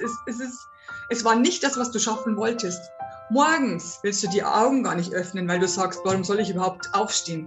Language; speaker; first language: German; native; German